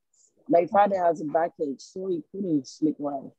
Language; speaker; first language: English; non-native, learner; Haitian Creole